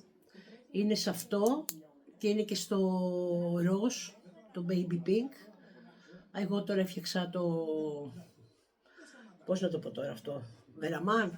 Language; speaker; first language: Greek; native; Greek